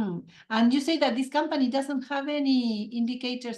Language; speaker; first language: English; non-native, fluent; Spanish